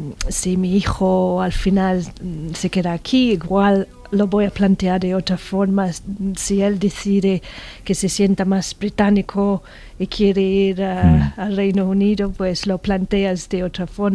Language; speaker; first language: Spanish; non-native, fluent; English